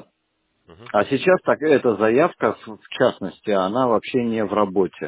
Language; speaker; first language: Russian; native; Russian